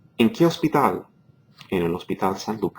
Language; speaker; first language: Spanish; non-native, fluent; English